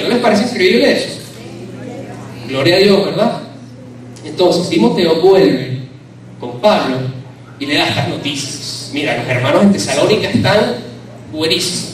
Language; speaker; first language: Spanish; native; Spanish